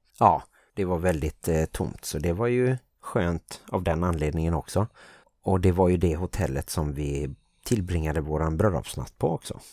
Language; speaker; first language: Swedish; native; Swedish